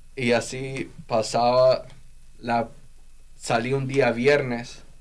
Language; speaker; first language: Spanish; native; Spanish